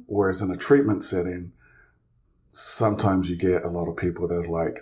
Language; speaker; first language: English; native; English